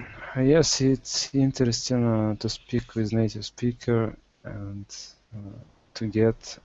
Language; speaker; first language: English; non-native, learner; Russian